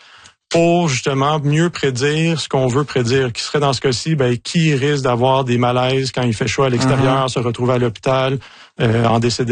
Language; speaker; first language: French; native; French